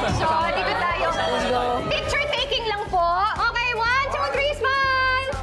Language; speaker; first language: Filipino; native; Filipino